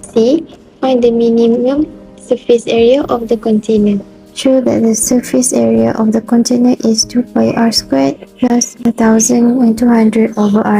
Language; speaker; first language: English; non-native, local second language; Malay